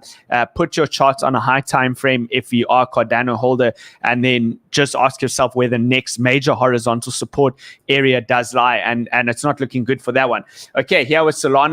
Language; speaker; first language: English; native; English